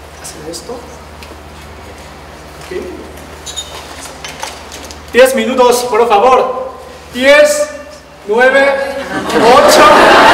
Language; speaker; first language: Spanish; non-native, learner; Chinese